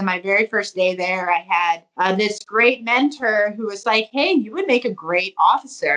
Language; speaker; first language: English; native; English